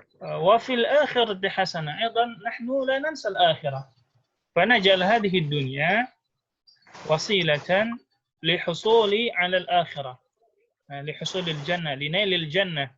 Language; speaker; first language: Arabic; non-native, fluent; Indonesian